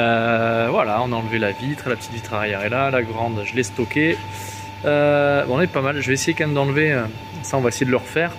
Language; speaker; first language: French; native; French